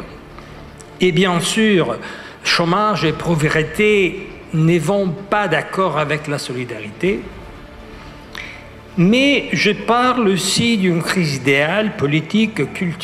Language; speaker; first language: French; non-native, fluent; Italian